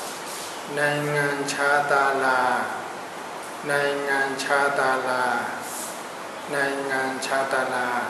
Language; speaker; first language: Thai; non-native, fluent; Burmese